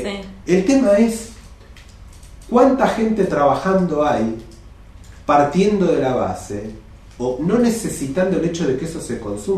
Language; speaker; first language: Spanish; native; Spanish